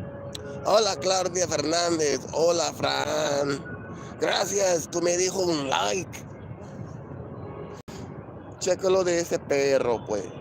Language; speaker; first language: Spanish; non-native, learner; English